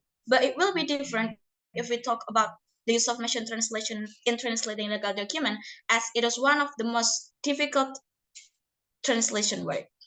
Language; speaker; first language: English; non-native, learner; Indonesian